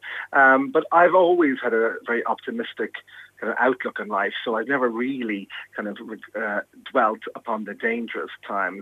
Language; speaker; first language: English; native; English